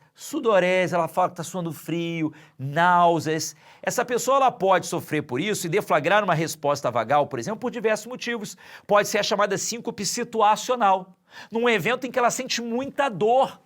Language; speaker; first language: Portuguese; native; Portuguese